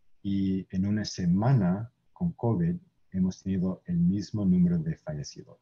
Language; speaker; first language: Spanish; non-native, fluent; English